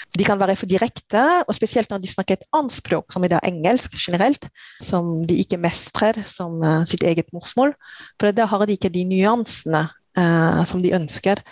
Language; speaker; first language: Norwegian; non-native, fluent; French